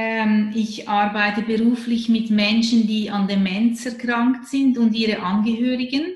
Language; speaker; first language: German; native; German